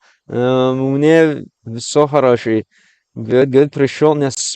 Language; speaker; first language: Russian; non-native, learner; English